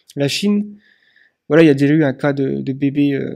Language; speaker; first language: French; native; French